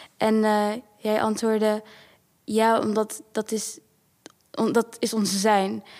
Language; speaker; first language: Dutch; early bilingual, other home language; Kinyarwanda